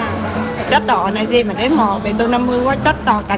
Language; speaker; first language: Japanese; non-native, learner; Vietnamese